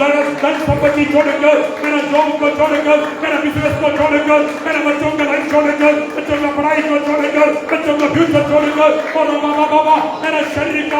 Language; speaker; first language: Hindi; non-native, local second language; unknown